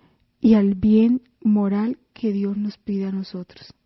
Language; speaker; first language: Spanish; native; Spanish